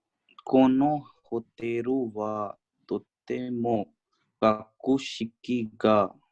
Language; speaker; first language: Japanese; non-native, learner; Hindi